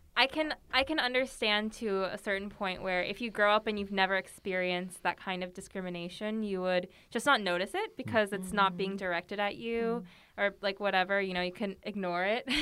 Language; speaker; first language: English; native; English